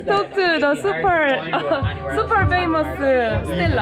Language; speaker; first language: English; non-native, learner; Korean